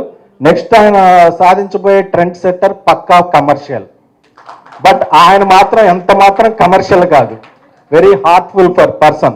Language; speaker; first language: Telugu; native; Telugu